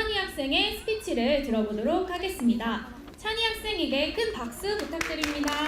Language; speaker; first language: Korean; native; Korean